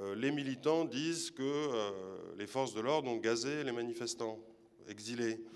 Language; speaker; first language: French; native; French